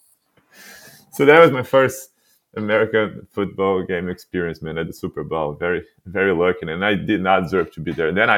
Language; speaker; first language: English; non-native, fluent; Portuguese